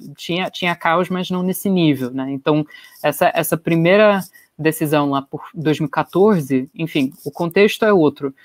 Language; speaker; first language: Portuguese; non-native, fluent; English